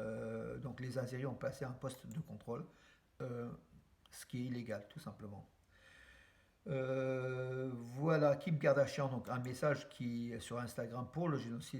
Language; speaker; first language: French; native; French